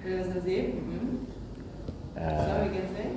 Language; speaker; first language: English; non-native, learner; Indonesian